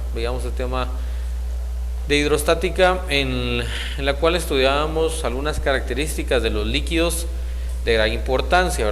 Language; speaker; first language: Spanish; native; Spanish